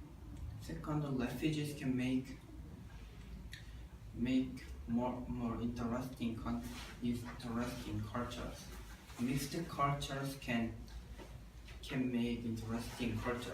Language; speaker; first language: English; non-native, learner; Korean